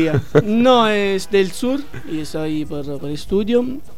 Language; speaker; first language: Spanish; non-native, learner; Italian